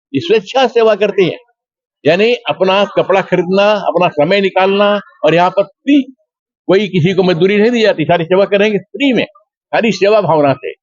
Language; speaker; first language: Hindi; native; Hindi